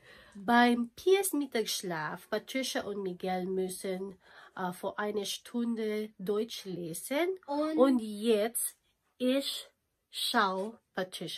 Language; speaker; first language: German; non-native, learner; Filipino